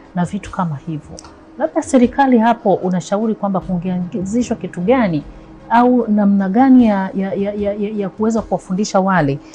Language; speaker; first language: Swahili; native; Swahili